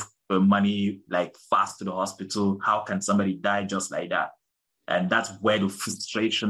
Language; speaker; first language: English; non-native, local second language; French